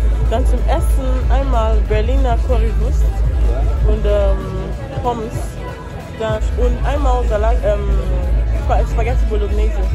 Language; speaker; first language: German; non-native, learner; Igbo